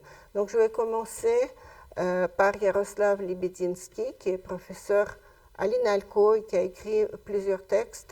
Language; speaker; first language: French; non-native, fluent; Russian